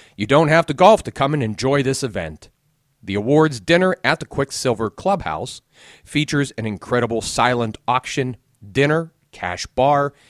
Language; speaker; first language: English; native; English